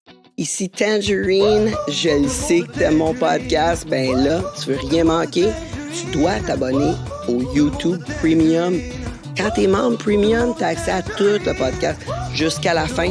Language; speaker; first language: French; native; French